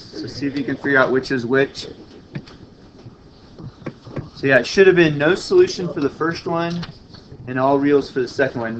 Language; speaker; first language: English; native; English